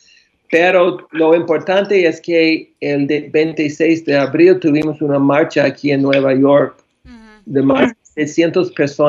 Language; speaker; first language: Spanish; non-native, fluent; English